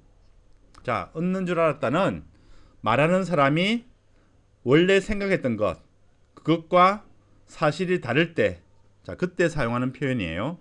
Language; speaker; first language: Korean; native; Korean